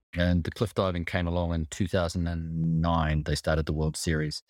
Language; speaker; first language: English; native; English